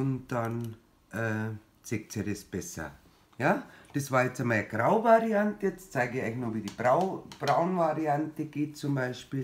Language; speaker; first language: German; native; German